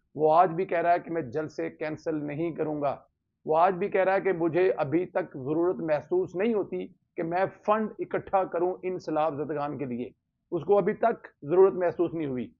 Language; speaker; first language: Urdu; non-native, local second language; Punjabi